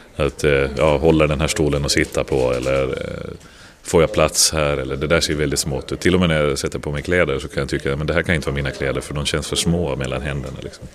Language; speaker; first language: Swedish; native; Swedish